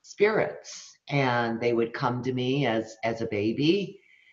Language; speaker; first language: English; early bilingual, other home language; Spanish